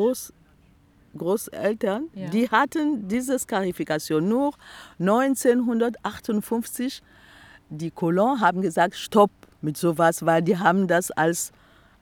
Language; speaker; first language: German; non-native, fluent; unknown